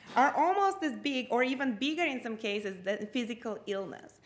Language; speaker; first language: English; non-native, fluent; Bulgarian